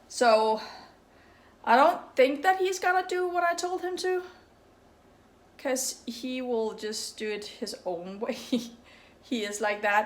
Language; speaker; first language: English; non-native, fluent; Danish